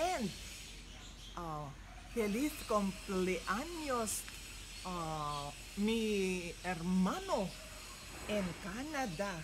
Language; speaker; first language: Spanish; non-native, learner; Iloko